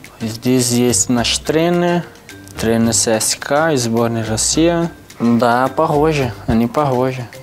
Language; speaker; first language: Russian; non-native, learner; Portuguese